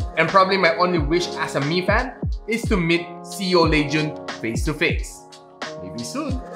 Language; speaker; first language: English; non-native, local second language; Filipino